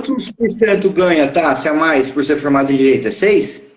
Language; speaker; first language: Portuguese; native; Portuguese